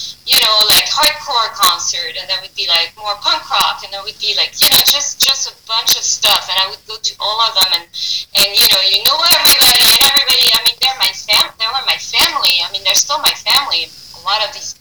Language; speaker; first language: English; non-native, fluent; French